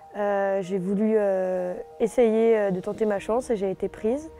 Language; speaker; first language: French; native; French